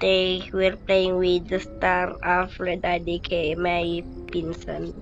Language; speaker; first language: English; non-native, local second language; Filipino